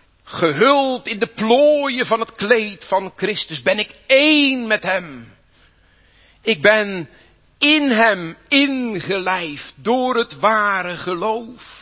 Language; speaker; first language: Dutch; native; Dutch